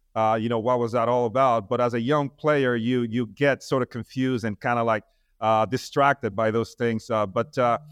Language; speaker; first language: English; non-native, fluent; Spanish